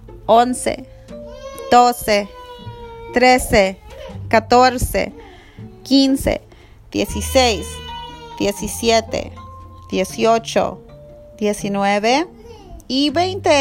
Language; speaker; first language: Spanish; early bilingual, heritage; Spanish